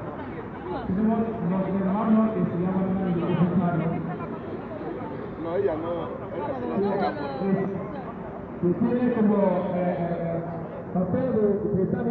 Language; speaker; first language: Spanish; non-native, learner; Igbo